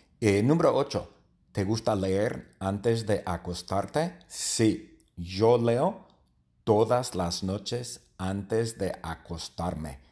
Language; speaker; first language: Spanish; non-native, learner; English